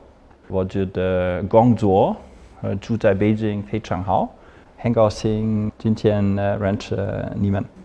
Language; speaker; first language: Chinese; non-native, learner; German